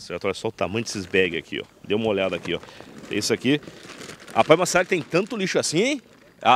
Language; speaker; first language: Portuguese; native; Portuguese